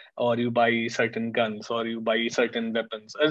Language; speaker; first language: English; non-native, local second language; Hindi